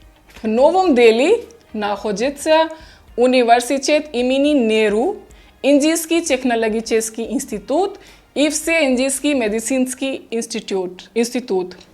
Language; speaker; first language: Russian; non-native, fluent; Hindi